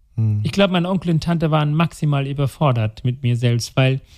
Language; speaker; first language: German; non-native, local second language; Tamil